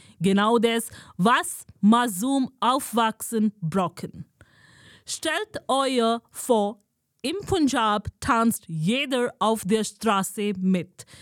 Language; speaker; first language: German; non-native, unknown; Hindi